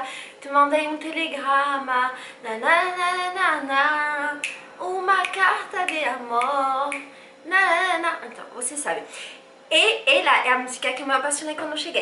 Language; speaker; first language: Portuguese; non-native, fluent; French